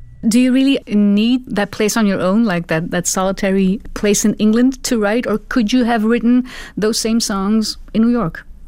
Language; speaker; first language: English; non-native, fluent; Dutch